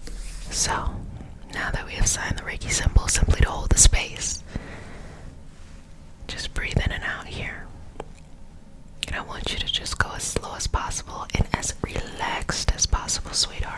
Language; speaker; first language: English; native; English